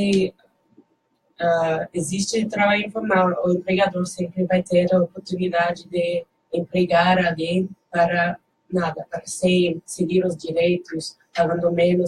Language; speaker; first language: Portuguese; non-native, learner; Dutch